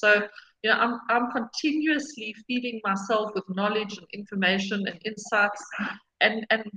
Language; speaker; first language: English; native; English